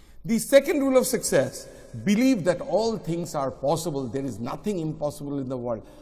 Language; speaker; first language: English; non-native, local second language; Bangla